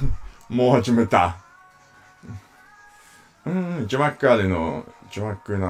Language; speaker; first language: Japanese; non-native, learner; English